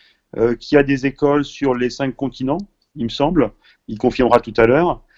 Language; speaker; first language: French; native; French